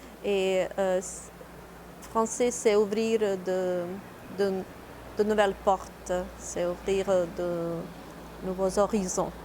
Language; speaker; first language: French; non-native, fluent; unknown